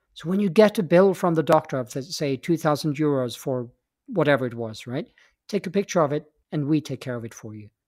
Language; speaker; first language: English; non-native, fluent; Swedish